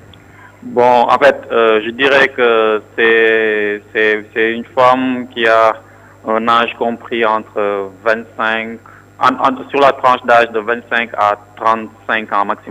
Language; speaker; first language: French; non-native, local second language; Wolof